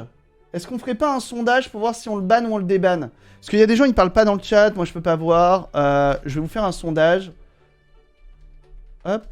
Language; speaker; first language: French; native; French